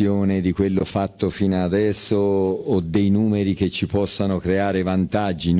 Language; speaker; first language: Italian; native; Italian